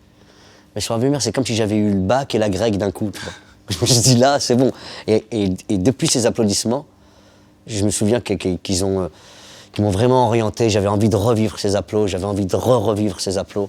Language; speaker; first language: French; early bilingual, other home language; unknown